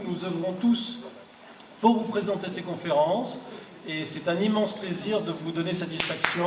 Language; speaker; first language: French; native; French